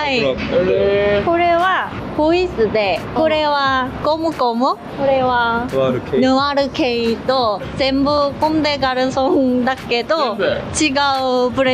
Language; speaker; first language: Japanese; non-native, learner; Korean